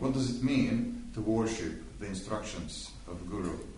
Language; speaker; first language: English; non-native, fluent; Russian